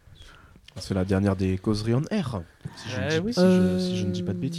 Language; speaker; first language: French; native; French